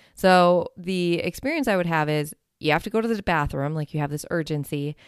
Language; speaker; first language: English; native; English